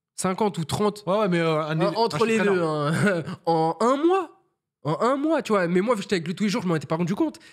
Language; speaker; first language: French; native; French